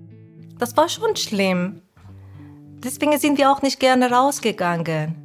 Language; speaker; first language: German; non-native, learner; Persian